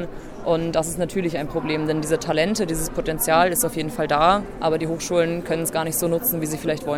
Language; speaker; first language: German; native; German